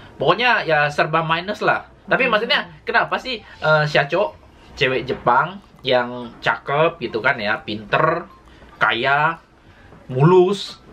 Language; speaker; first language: Indonesian; native; Indonesian